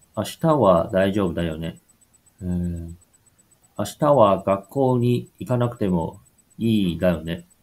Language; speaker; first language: Japanese; non-native, learner; Chinese